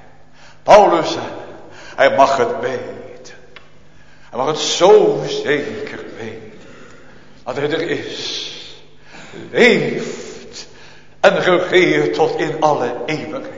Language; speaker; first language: Dutch; native; Dutch